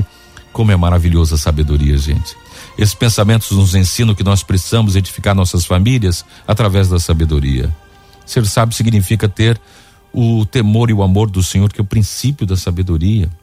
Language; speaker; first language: Portuguese; native; Portuguese